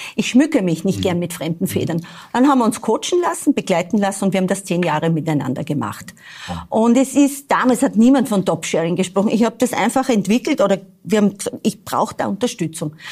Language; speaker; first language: German; native; German